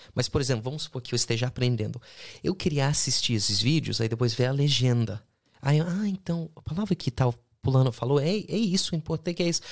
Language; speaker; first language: Portuguese; non-native, fluent; English